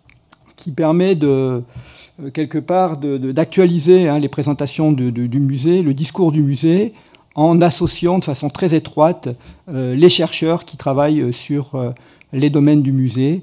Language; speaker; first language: French; native; French